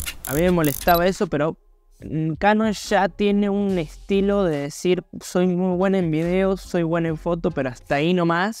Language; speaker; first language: Spanish; native; Spanish